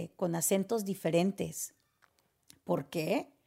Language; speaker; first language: Spanish; early bilingual, heritage; Spanish